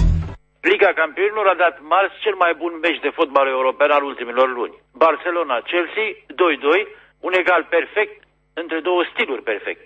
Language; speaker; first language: Romanian; native; Romanian